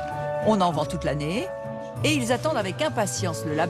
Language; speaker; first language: French; native; French